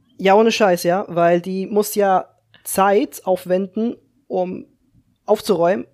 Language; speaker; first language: German; early bilingual, other home language; Czech